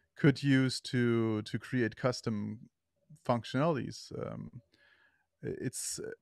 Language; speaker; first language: English; non-native, fluent; German